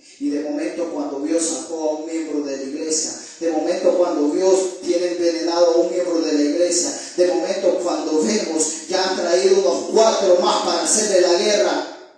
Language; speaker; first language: Spanish; native; Spanish